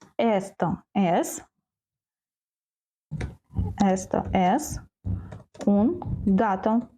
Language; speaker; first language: Spanish; non-native, fluent; Ukrainian